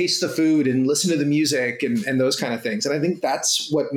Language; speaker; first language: English; native; English